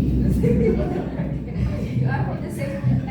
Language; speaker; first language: English; non-native, learner; Indonesian